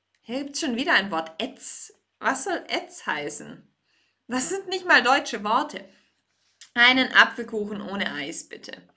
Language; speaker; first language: German; native; German